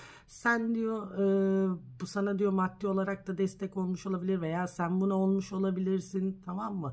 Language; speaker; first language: Turkish; early bilingual, heritage; Turkish